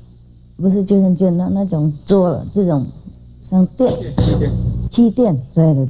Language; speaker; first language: Chinese; non-native, fluent; Vietnamese